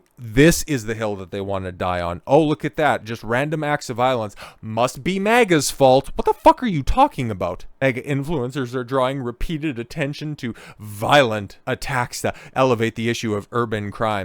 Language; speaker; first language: English; native; English